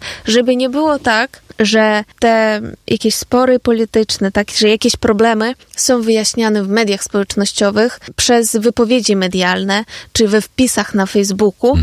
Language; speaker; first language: Polish; non-native, fluent; Ukrainian